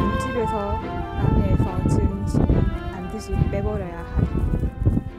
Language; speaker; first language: Korean; native; Korean